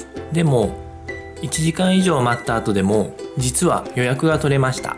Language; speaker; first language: Japanese; native; Japanese